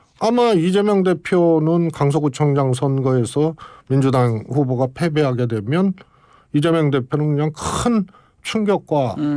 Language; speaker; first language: Korean; native; Korean